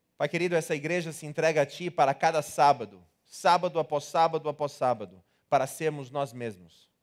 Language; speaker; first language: Portuguese; native; Portuguese